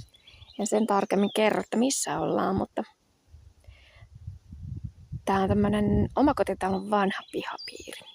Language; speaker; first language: Finnish; native; Finnish